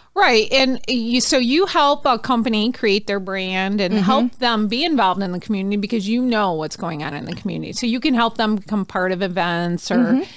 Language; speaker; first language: English; native; English